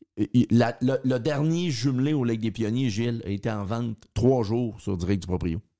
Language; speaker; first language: French; native; French